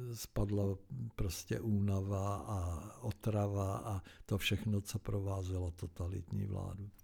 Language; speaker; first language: Czech; native; Czech